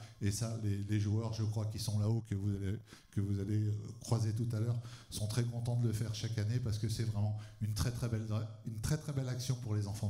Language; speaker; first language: French; native; French